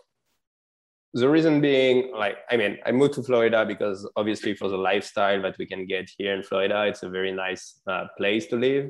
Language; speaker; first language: English; non-native, fluent; French